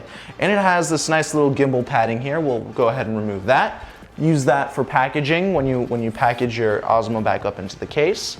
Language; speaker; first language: English; native; English